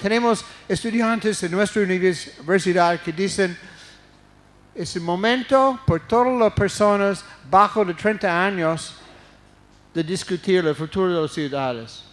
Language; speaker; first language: Spanish; non-native, fluent; English